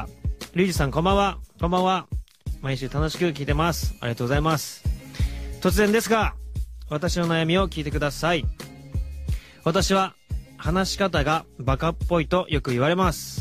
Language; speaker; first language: Japanese; native; Japanese